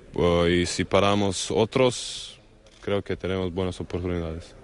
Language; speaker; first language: Spanish; non-native, fluent; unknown